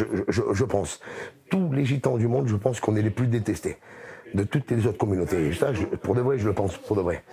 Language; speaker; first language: French; native; French